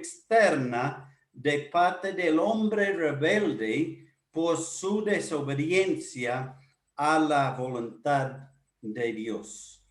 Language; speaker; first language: Spanish; non-native, fluent; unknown